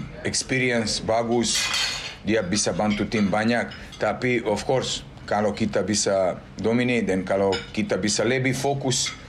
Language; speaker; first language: Indonesian; non-native, fluent; Serbian